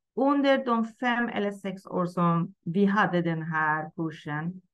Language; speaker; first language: Swedish; non-native, fluent; Persian